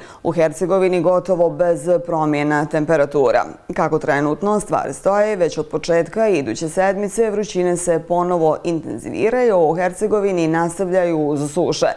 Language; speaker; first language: Bosnian; native; Bosnian